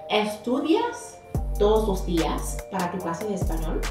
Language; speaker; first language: Spanish; non-native, fluent; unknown